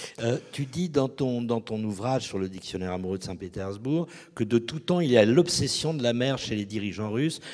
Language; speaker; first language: French; native; French